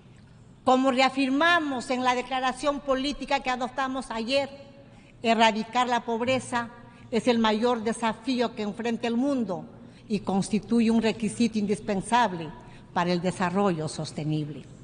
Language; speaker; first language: Spanish; native; Spanish